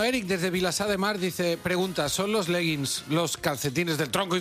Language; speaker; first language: Spanish; native; Spanish